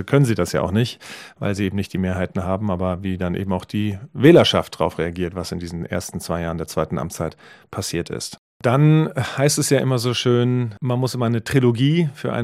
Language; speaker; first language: German; native; German